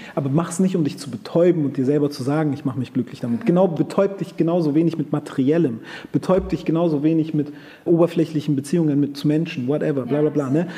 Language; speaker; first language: German; early bilingual, other home language; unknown